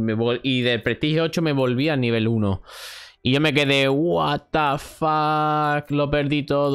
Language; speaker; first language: Spanish; native; Spanish